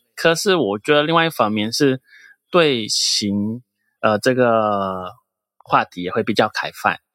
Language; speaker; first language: Chinese; non-native, fluent; Portuguese